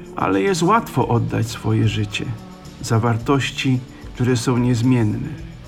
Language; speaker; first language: Polish; native; Polish